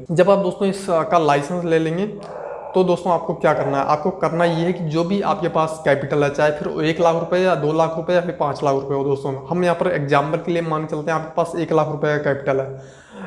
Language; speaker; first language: Hindi; native; Hindi